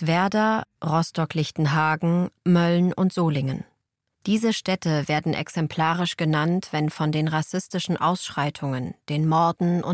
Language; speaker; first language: German; native; German